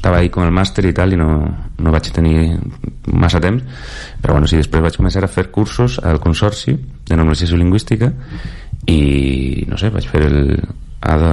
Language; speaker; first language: Catalan; non-native, local second language; Spanish